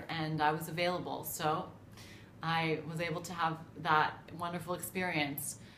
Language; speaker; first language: English; native; English